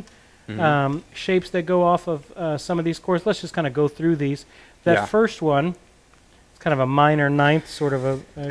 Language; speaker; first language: English; native; English